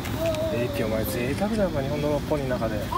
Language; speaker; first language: Japanese; native; Japanese